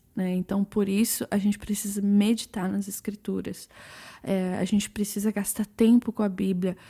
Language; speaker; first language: Portuguese; early bilingual, other home language; English